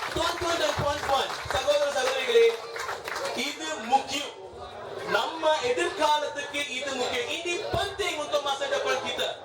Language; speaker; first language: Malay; non-native, local second language; Tamil